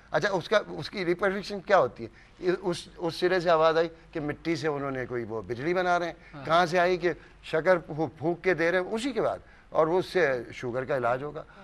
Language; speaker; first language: Urdu; native; Urdu